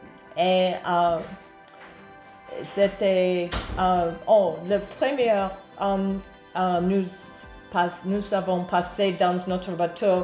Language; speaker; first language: French; non-native, learner; English